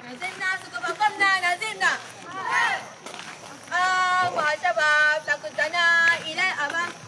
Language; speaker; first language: Arabic; non-native, learner; Malay